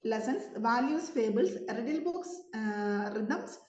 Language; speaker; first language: English; non-native, local second language; Malayalam